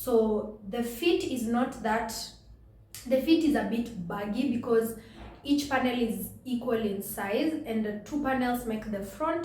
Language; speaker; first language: English; non-native, local second language; Swahili